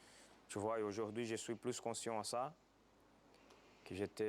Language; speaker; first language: French; non-native, fluent; Portuguese